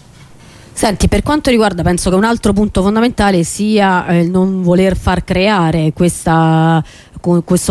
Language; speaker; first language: Italian; native; Italian